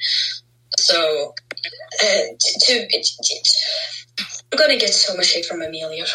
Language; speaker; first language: English; non-native, fluent; Norwegian